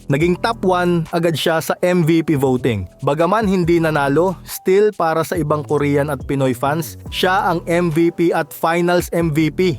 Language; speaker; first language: Filipino; native; Filipino